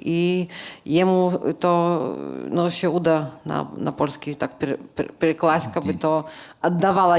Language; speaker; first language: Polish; non-native, learner; Belarusian